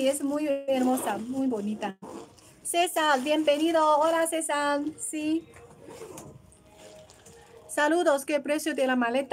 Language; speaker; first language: Spanish; non-native, learner; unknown